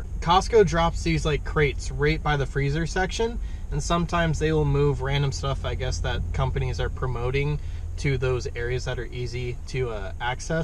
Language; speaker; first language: English; native; English